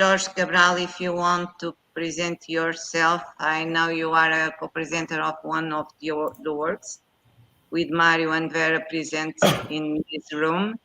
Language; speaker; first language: English; non-native, fluent; Portuguese